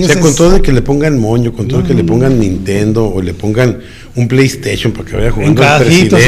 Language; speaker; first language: Spanish; native; Spanish